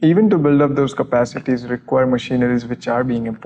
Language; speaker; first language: English; non-native, local second language; Gujarati